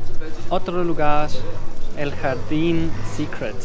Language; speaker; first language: Spanish; non-native, learner; German